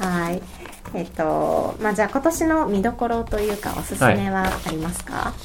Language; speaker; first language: Japanese; native; Japanese